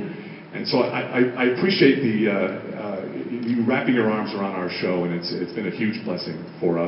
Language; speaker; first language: English; native; English